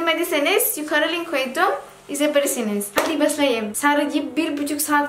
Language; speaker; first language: Turkish; non-native, learner; Indonesian